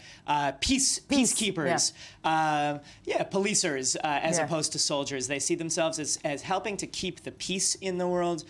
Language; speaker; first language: English; native; English